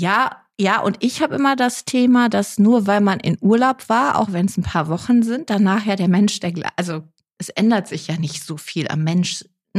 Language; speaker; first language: German; native; German